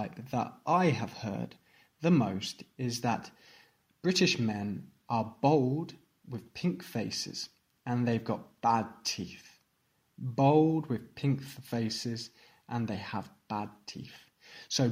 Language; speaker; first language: English; native; English